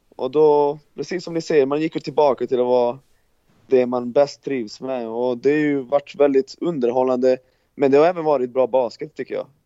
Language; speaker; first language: Swedish; non-native, fluent; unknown